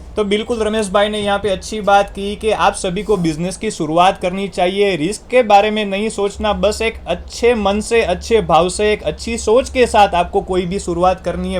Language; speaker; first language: Hindi; non-native, local second language; Gujarati